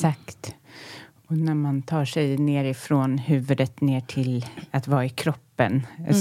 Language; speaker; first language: Swedish; native; Swedish